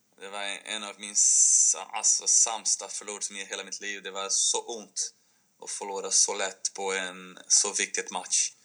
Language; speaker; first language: Swedish; non-native, fluent; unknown